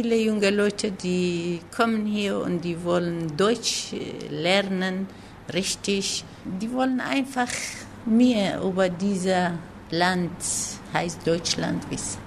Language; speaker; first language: German; non-native, fluent; Kurdish